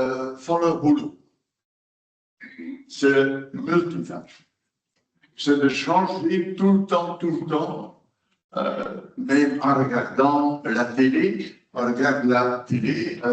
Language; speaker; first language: French; non-native, local second language; Dutch